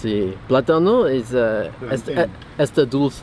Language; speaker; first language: Spanish; non-native, learner; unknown